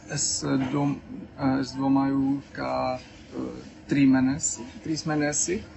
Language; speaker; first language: Latvian; non-native, learner; Czech